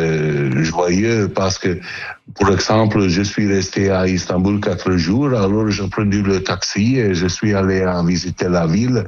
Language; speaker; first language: French; non-native, learner; Italian